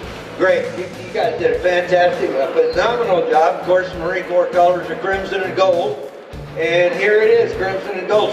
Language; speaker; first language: English; native; English